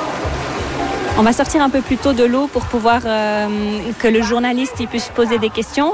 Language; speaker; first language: French; native; French